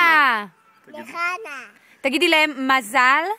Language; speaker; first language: Hebrew; native; Hebrew